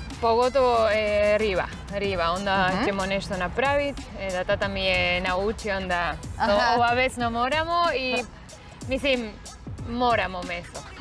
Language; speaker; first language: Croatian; non-native, learner; Spanish